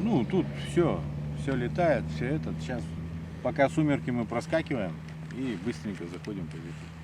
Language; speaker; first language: Russian; native; Russian